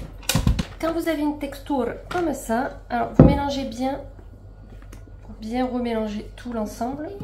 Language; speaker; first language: French; native; French